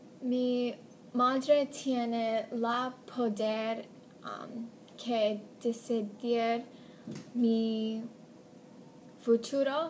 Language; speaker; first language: Spanish; non-native, learner; English